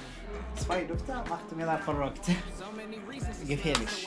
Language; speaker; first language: German; non-native, learner; Arabic